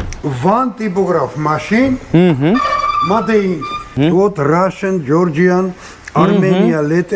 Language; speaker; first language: English; non-native, learner; Georgian